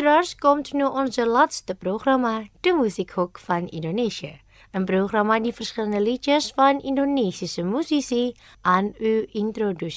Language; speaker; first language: Dutch; non-native, fluent; Indonesian